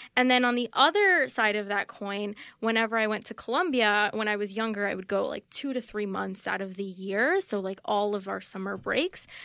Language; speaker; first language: English; early bilingual, other home language; Spanish